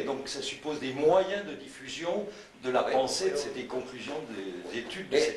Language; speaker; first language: French; native; French